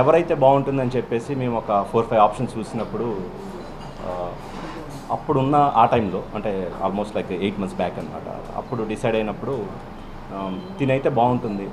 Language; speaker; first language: Telugu; native; Telugu